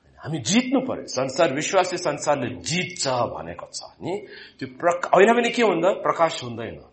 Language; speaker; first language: Nepali; non-native, fluent; Malayalam